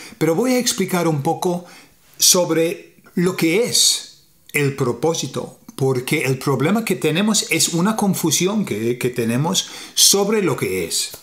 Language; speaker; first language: Spanish; non-native, fluent; English